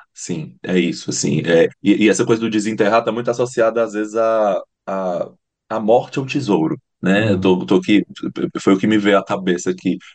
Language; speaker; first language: Portuguese; native; Portuguese